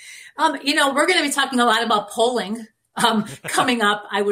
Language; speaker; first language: English; native; English